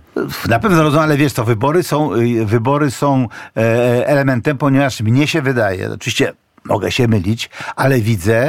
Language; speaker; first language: Polish; native; Polish